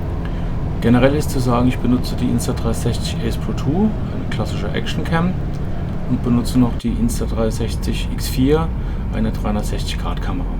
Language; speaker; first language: German; native; German